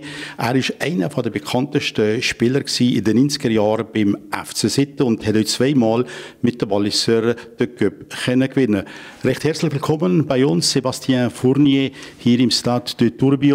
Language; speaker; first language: German; native; German